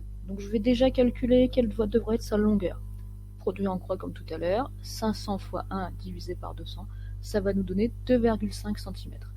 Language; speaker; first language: French; native; French